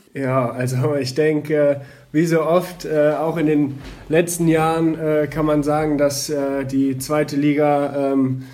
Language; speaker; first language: German; native; German